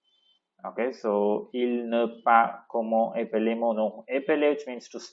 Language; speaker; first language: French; non-native, fluent; Tamil